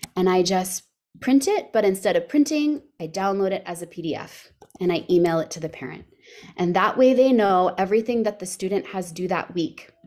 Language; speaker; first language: English; native; English